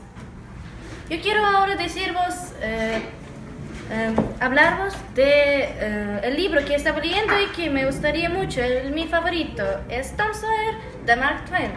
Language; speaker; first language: Spanish; non-native, learner; Russian